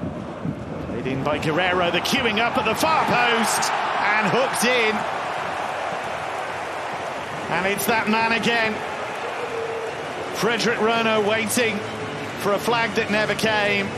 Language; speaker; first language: English; native; English